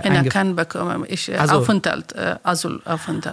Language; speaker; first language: German; non-native, learner; Persian